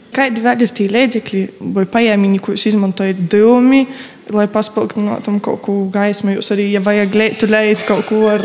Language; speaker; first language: Latvian; native; Latvian